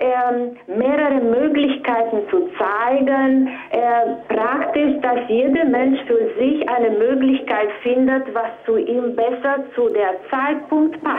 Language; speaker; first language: German; non-native, fluent; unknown